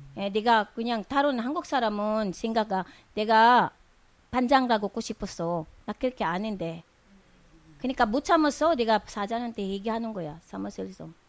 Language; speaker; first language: Korean; non-native, learner; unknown